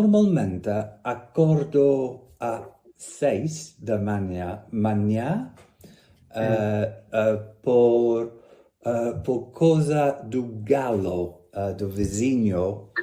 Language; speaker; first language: Portuguese; non-native, learner; English